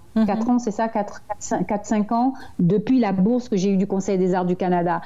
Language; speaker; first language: French; native; French